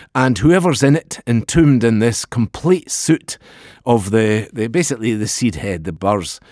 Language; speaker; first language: English; native; English